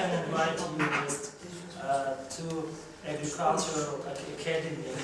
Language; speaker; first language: English; non-native, fluent; Russian